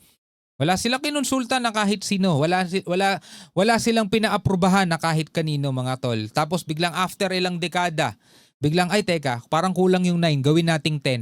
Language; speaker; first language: Filipino; native; Filipino